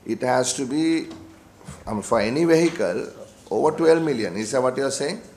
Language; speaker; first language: English; non-native, local second language; Sinhala